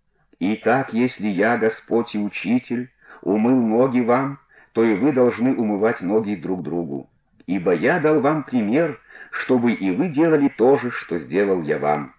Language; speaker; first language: Russian; native; Russian